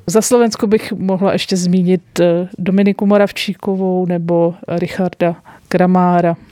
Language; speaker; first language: Czech; native; Czech